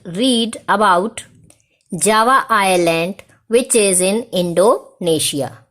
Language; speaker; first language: English; non-native, local second language; Hindi